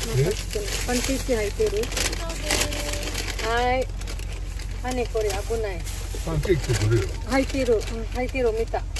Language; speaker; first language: Japanese; non-native, learner; Filipino